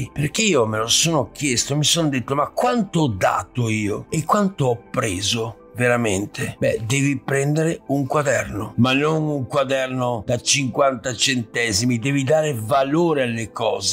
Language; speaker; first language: Italian; native; Italian